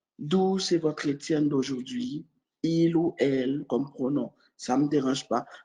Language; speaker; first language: French; non-native, local second language; Haitian Creole